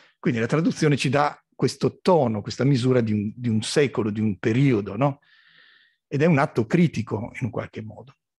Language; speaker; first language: Italian; native; Italian